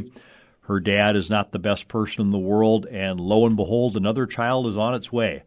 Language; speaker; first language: English; native; English